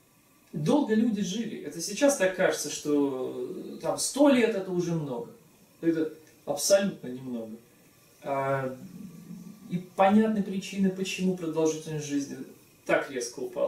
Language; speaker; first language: Russian; native; Russian